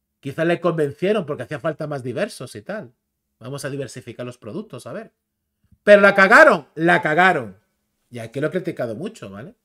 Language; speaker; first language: Spanish; native; Spanish